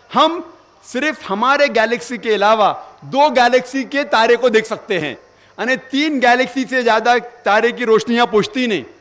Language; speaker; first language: Urdu; non-native, local second language; Konkani